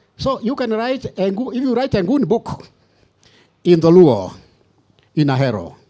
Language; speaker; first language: English; non-native, local second language; Swahili